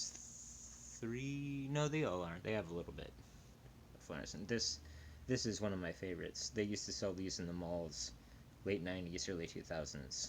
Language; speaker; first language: English; native; English